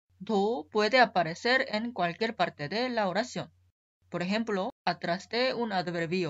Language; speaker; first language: Spanish; non-native, fluent; Korean